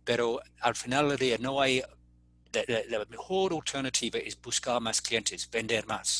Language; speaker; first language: Spanish; non-native, fluent; English